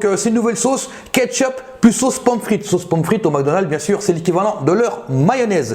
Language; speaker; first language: French; native; French